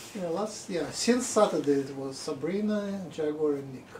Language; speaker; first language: English; non-native, fluent; Russian